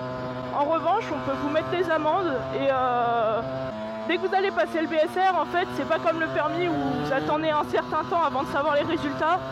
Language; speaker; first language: French; native; French